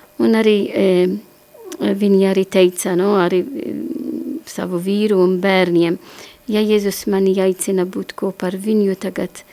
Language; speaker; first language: Latvian; non-native, learner; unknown